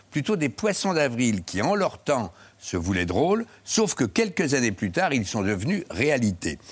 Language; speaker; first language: French; native; French